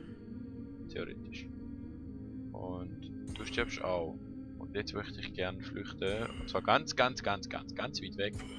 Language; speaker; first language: German; native; German